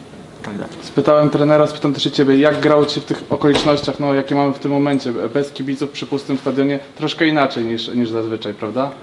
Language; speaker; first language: Polish; native; Polish